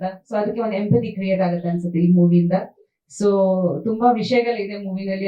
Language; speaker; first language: Kannada; non-native, fluent; Bangla